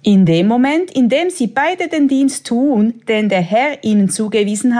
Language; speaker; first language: German; native; German